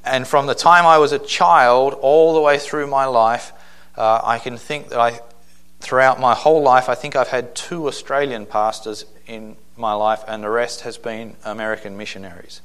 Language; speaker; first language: English; native; English